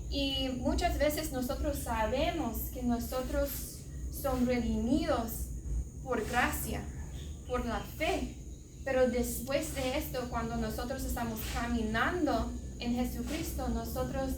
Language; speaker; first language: Spanish; non-native, learner; English